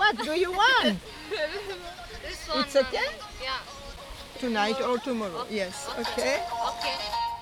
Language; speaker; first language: English; non-native, learner; French